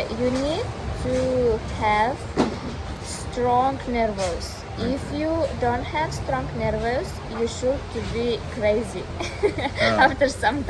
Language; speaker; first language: English; non-native, learner; Russian